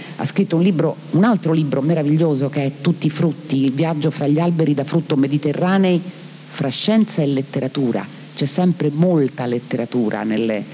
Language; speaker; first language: Italian; native; Italian